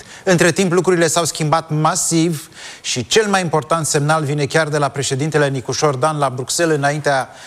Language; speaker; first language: Romanian; native; Romanian